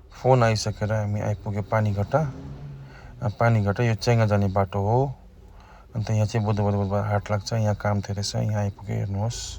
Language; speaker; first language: Nepali; native; Nepali